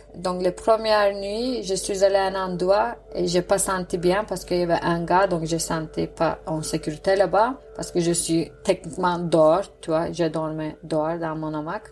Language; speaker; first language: French; non-native, fluent; Turkish